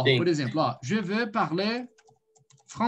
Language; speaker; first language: French; non-native, fluent; Portuguese